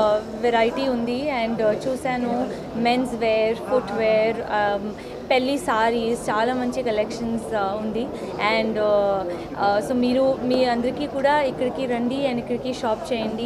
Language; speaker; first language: Telugu; non-native, learner; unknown